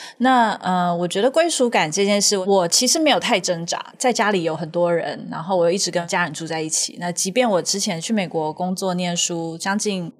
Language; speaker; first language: Chinese; native; Chinese